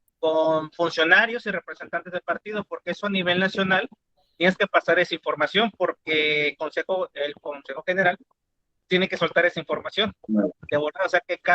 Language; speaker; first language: Spanish; native; Spanish